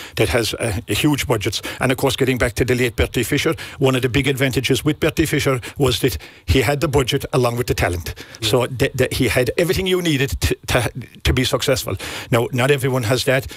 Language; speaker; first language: English; native; English